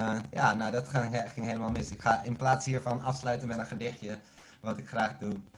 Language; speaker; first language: Dutch; native; Dutch